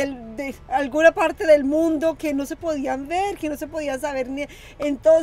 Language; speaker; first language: Spanish; native; Spanish